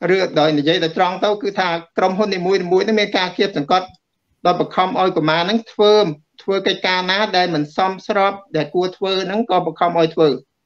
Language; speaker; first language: Khmer; native; Khmer